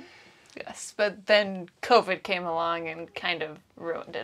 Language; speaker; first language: English; native; English